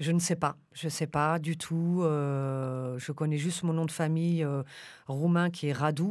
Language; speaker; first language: French; early bilingual, other home language; Romanian